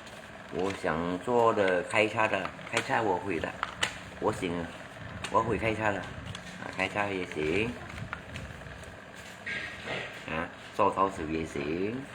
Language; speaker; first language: Chinese; non-native, learner; Hakka Chinese